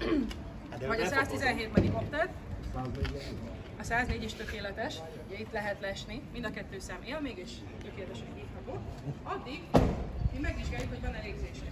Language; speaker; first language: Hungarian; native; Hungarian